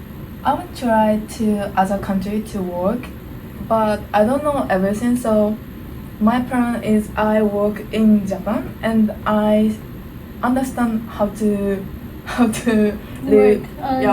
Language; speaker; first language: English; non-native, learner; Japanese